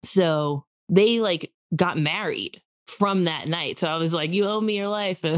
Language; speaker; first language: English; native; English